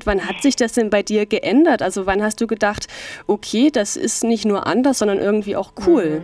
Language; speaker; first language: German; native; German